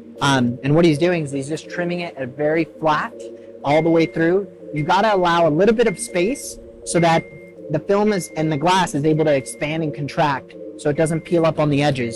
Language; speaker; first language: English; native; English